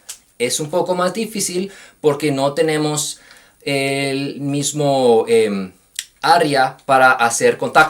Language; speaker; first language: Spanish; non-native, fluent; English